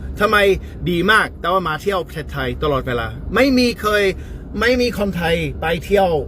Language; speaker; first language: Thai; non-native, learner; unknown